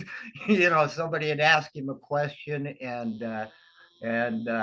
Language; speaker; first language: English; native; English